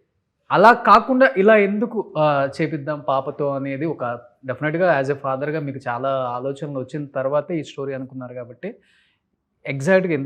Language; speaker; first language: Telugu; native; Telugu